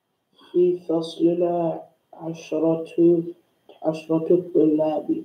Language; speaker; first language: Arabic; non-native, learner; English